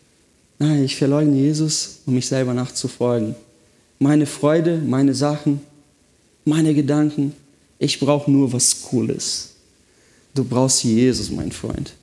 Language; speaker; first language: German; non-native, fluent; Portuguese